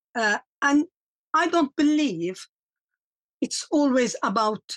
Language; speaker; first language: English; non-native, fluent; Arabic